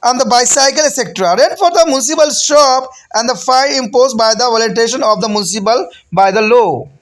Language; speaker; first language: English; non-native, local second language; Hindi